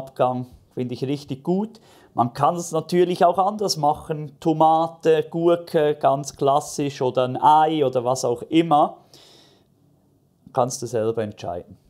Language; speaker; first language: German; native; German